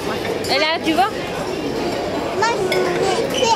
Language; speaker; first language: French; non-native, fluent; Vietnamese